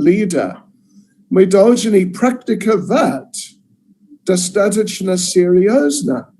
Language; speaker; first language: Russian; non-native, learner; English